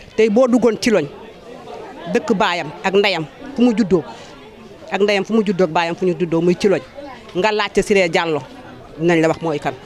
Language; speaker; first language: Wolof; native; Wolof